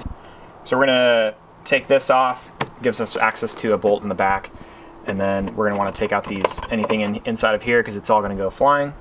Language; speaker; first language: English; native; English